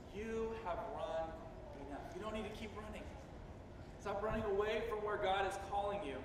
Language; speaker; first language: English; native; English